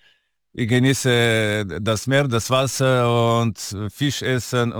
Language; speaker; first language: German; non-native, learner; Italian